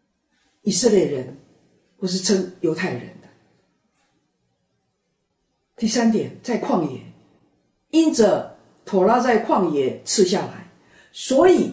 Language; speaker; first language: Chinese; native; Chinese